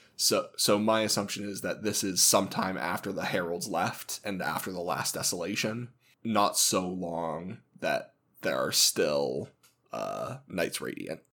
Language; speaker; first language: English; native; English